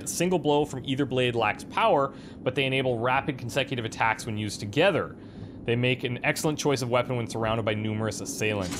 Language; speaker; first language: English; native; English